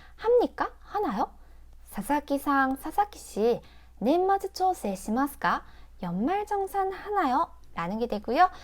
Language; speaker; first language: Korean; native; Korean